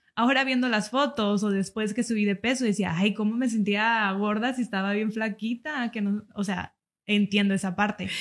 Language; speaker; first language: Spanish; early bilingual, heritage; Spanish